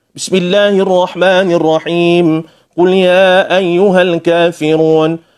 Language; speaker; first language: Malay; native; Malay